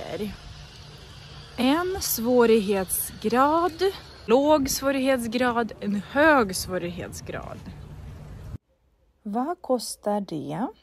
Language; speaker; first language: Swedish; non-native, fluent; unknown